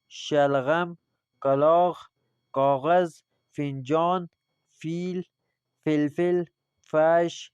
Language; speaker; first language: Persian; non-native, fluent; Urdu